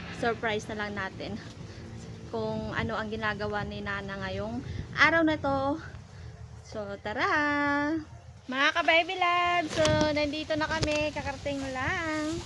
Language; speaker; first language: Filipino; non-native, local second language; Hiligaynon